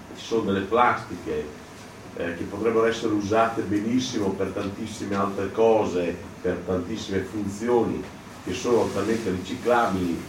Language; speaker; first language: Italian; native; Italian